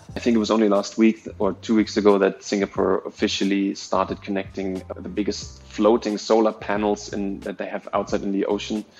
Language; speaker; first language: English; non-native, fluent; German